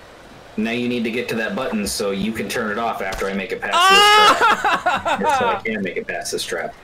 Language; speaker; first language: English; native; English